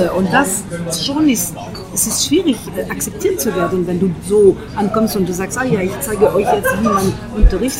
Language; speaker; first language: German; non-native, fluent; French